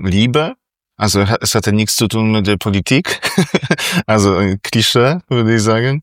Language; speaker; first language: German; non-native, fluent; Polish